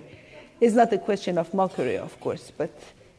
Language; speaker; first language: English; non-native, fluent; Persian